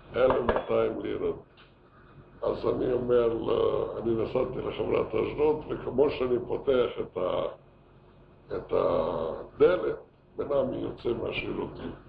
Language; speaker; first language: Hebrew; non-native, fluent; Yiddish